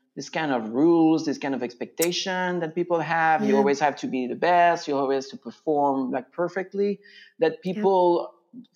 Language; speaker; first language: English; non-native, fluent; French